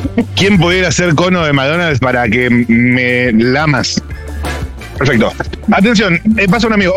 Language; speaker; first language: Spanish; native; Spanish